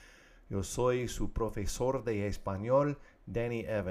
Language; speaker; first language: Spanish; non-native, fluent; English